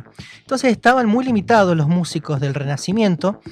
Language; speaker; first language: Spanish; native; Spanish